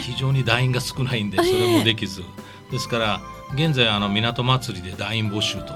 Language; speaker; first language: Japanese; native; Japanese